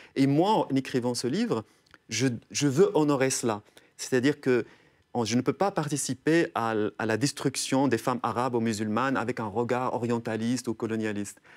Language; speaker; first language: French; non-native, local second language; Arabic